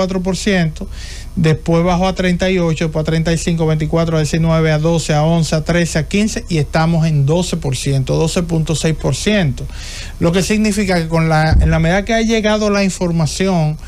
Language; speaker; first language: Spanish; native; Spanish